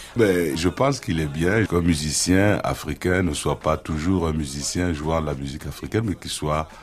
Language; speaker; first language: French; non-native, local second language; Duala